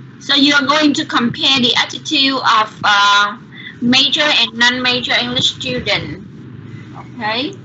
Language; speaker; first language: English; non-native, learner; Vietnamese